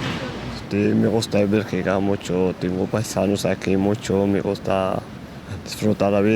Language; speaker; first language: Spanish; non-native, learner; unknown